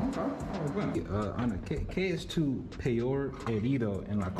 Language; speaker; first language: Spanish; non-native, learner; English